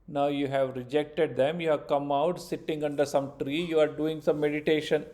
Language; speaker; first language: English; non-native, local second language; Kannada